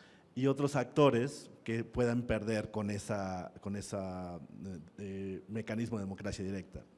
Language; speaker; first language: Spanish; native; Spanish